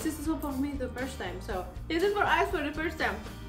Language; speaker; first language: English; non-native, fluent; Indonesian